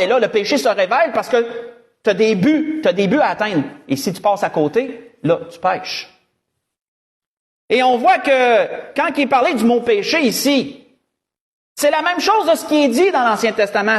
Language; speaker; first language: French; native; French